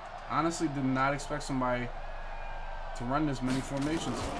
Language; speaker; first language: English; native; English